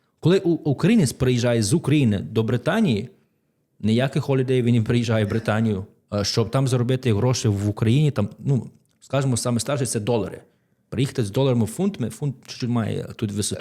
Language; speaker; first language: Ukrainian; non-native, fluent; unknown